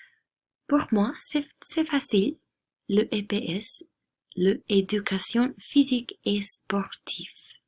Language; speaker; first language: French; non-native, fluent; English